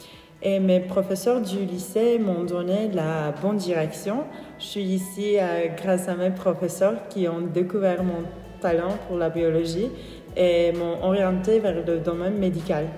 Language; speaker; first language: French; non-native, fluent; Turkish